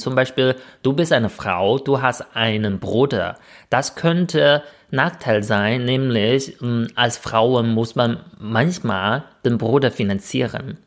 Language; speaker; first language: German; non-native, fluent; Chinese